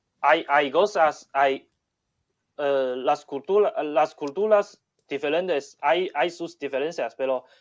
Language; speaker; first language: Spanish; non-native, learner; Chinese